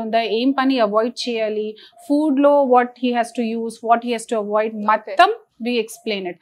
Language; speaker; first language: Telugu; non-native, fluent; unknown